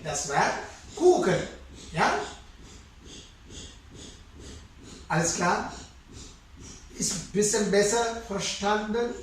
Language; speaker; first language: German; non-native, fluent; Sinhala